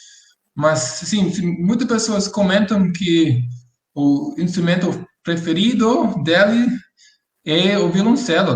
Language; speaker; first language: Portuguese; non-native, fluent; English